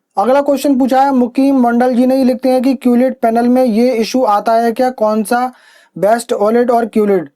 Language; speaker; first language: Hindi; native; Hindi